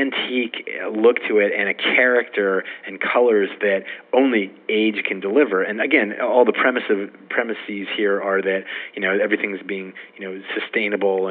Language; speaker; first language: English; native; English